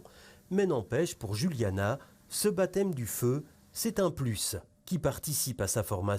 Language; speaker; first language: French; native; French